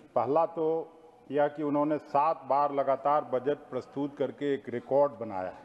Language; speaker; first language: Hindi; native; Hindi